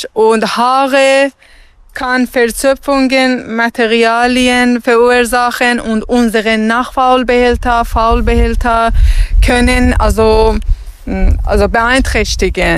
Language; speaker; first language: German; non-native, learner; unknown